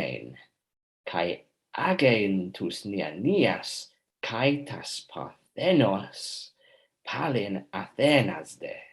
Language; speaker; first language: Greek; non-native, fluent; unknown